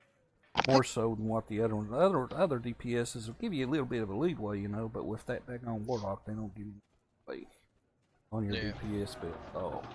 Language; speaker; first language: English; native; English